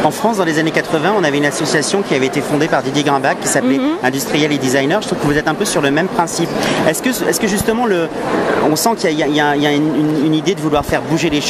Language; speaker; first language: French; native; French